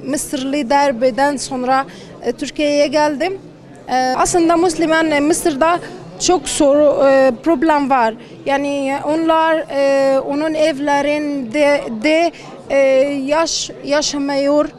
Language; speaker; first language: Turkish; non-native, learner; Arabic